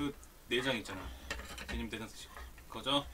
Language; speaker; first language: Korean; native; Korean